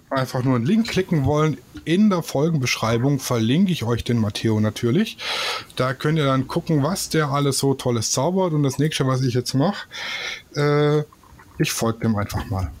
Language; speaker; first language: German; non-native, fluent; Polish